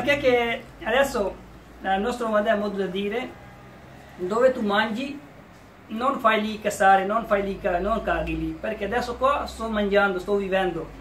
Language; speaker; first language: Italian; non-native, learner; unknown